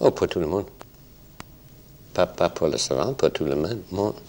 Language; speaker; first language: French; non-native, fluent; English